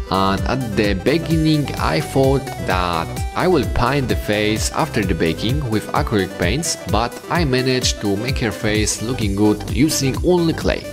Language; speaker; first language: English; non-native, fluent; Polish